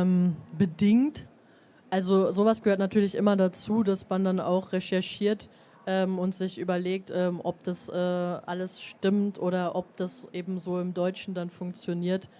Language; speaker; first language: German; native; German